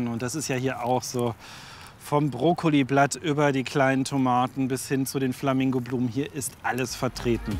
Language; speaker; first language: German; native; German